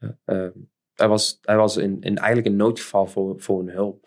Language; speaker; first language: Dutch; non-native, fluent; Arabic